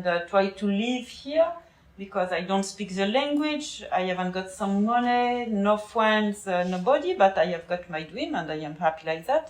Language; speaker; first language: English; non-native, learner; French